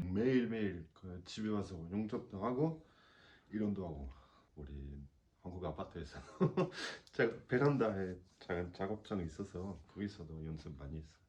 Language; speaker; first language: Korean; non-native, learner; French